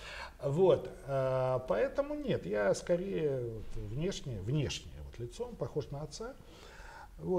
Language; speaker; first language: Russian; native; Russian